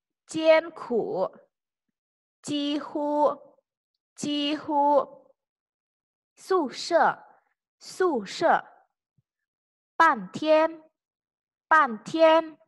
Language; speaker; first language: Chinese; non-native, fluent; Indonesian